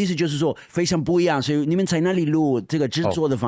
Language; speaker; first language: Chinese; non-native, fluent; Spanish